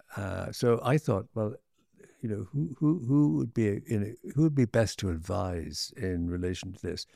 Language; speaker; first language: English; native; English